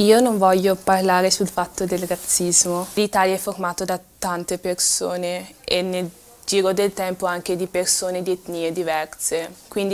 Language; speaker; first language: Italian; early bilingual, other home language; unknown